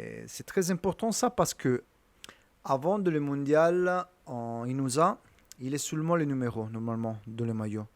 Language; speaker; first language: French; non-native, learner; Italian